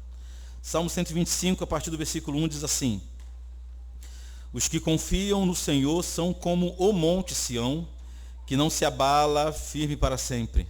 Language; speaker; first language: Portuguese; native; Portuguese